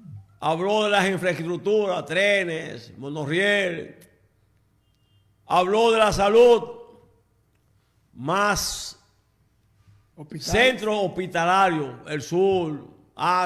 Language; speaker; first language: Spanish; native; Spanish